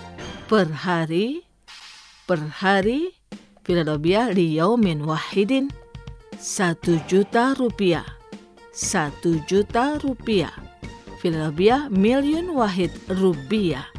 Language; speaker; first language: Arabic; non-native, fluent; Indonesian